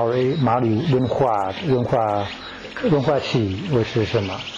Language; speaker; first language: Chinese; non-native, learner; English